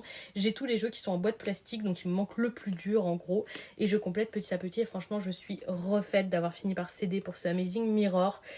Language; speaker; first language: French; native; French